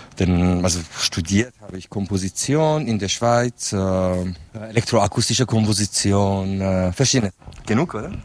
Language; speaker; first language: German; non-native, fluent; Central Kurdish